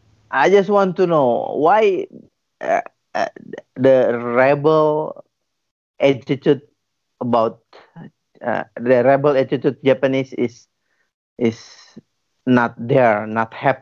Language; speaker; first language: English; non-native, learner; Indonesian